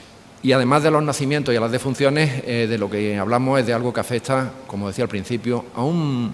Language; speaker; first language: Spanish; native; Spanish